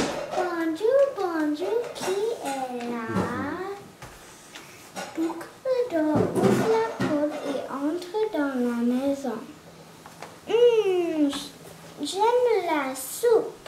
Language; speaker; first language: French; non-native, learner; English